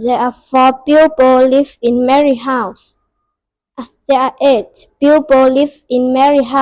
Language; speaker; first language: English; non-native, learner; Vietnamese